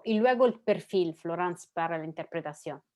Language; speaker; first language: Spanish; non-native, fluent; Italian